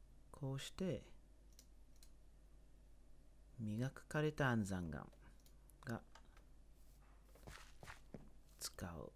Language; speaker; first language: Japanese; non-native, learner; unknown